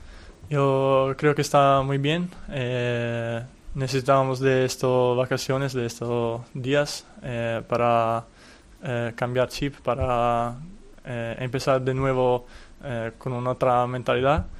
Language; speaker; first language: Spanish; non-native, fluent; Italian